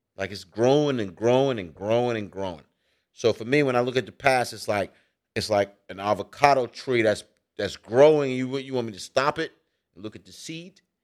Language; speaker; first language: English; native; English